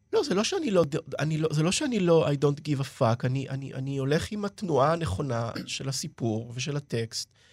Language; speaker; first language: Hebrew; native; Hebrew